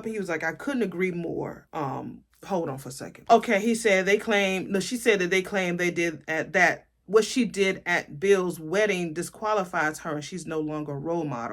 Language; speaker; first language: English; native; English